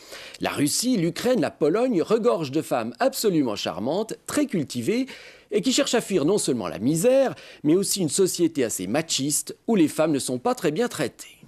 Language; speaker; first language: French; native; French